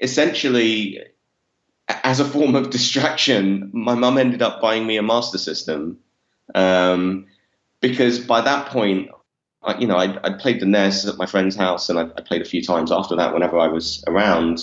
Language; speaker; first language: English; native; English